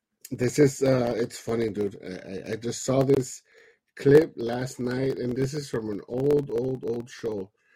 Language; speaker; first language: English; early bilingual, other home language; Spanish